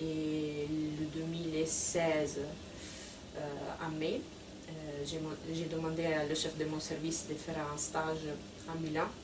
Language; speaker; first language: French; non-native, fluent; Italian